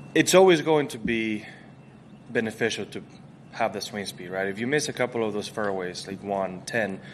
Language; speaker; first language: English; non-native, fluent; Spanish